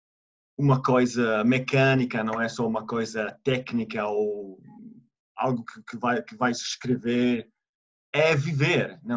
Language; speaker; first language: Portuguese; non-native, fluent; Italian